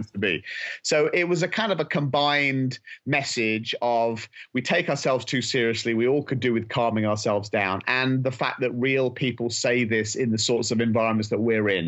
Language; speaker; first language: English; native; English